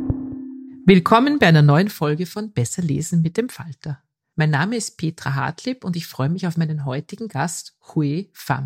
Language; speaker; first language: German; native; German